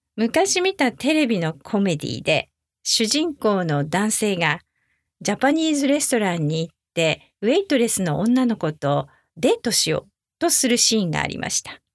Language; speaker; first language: Japanese; native; Japanese